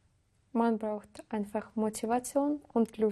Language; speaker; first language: German; non-native, learner; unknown